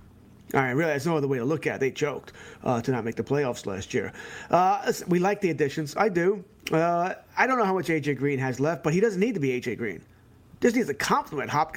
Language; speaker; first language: English; native; English